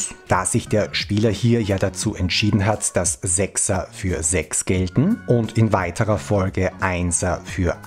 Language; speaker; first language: German; native; German